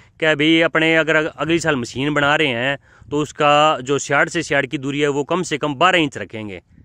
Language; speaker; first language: Hindi; native; Hindi